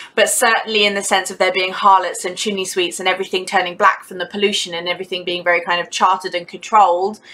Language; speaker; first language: English; native; English